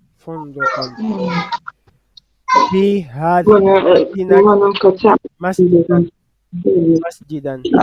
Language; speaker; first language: Arabic; non-native, fluent; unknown